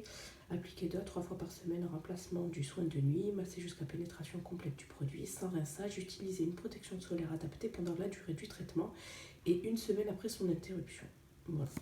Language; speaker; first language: French; native; French